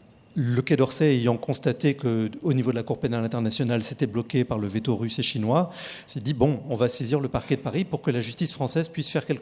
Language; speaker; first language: French; native; French